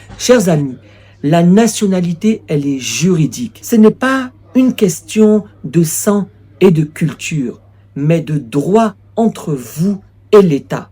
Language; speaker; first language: French; native; French